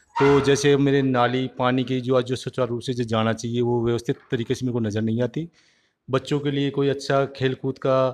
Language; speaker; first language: Hindi; native; Hindi